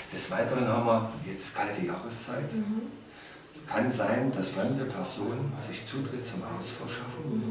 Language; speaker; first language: German; native; German